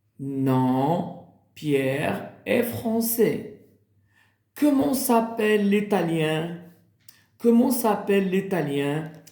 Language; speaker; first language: French; non-native, local second language; Arabic